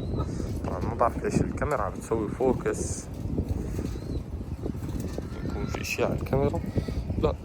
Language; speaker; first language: Arabic; native; Arabic